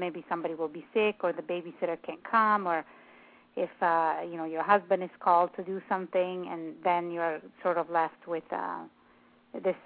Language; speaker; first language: English; non-native, fluent; Italian